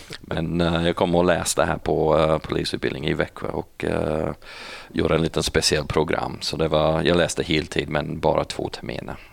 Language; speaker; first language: Swedish; non-native, fluent; English